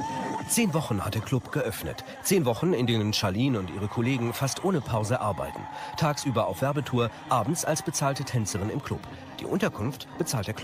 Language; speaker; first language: German; native; German